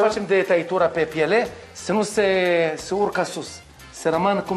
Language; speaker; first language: Romanian; non-native, learner; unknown